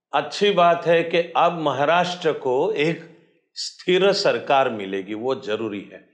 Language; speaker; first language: Hindi; non-native, local second language; Marathi